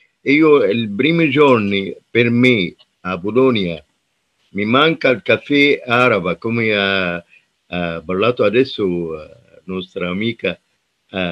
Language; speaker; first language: Italian; non-native, learner; Arabic